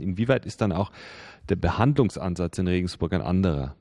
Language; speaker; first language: German; native; German